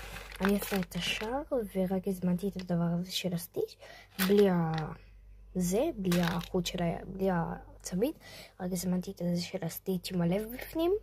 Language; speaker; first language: Hebrew; native; Hebrew